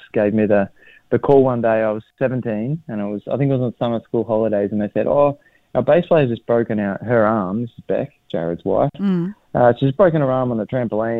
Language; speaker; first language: English; native; English